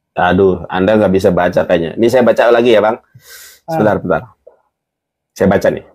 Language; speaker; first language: Indonesian; native; Indonesian